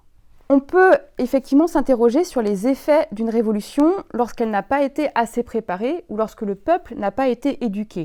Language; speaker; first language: French; native; French